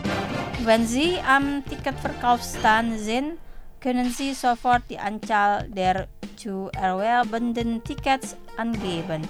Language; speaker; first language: German; non-native, fluent; Indonesian